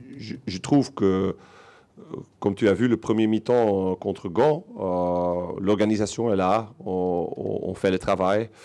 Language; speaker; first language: French; non-native, local second language; Dutch